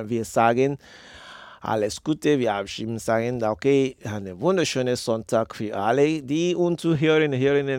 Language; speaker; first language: German; non-native, learner; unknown